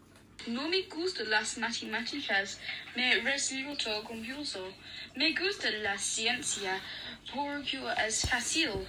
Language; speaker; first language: Spanish; non-native, learner; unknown